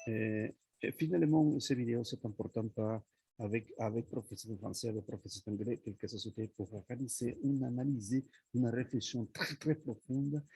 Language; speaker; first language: French; non-native, learner; Spanish